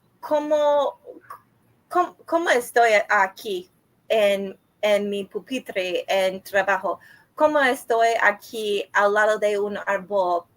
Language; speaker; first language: Spanish; non-native, learner; English